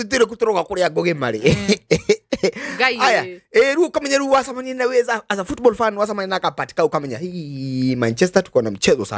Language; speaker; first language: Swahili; non-native, local second language; Kikuyu